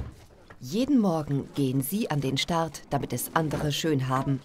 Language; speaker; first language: German; native; German